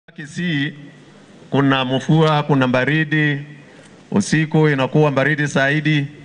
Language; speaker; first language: Swahili; non-native, local second language; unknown